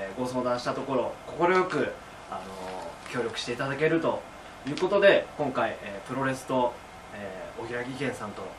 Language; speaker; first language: Japanese; native; Japanese